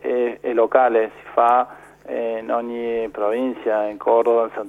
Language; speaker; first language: Italian; non-native, fluent; Spanish